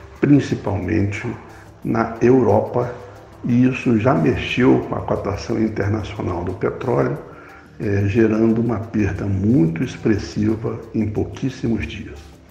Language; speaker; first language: Portuguese; native; Portuguese